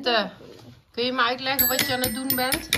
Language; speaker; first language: Dutch; native; Dutch